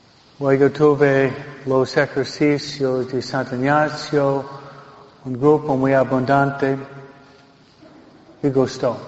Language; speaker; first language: Spanish; non-native, fluent; English